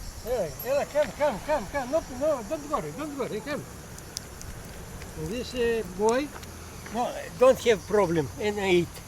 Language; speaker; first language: English; non-native, learner; Greek